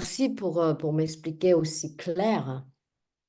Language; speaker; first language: French; non-native, fluent; Chinese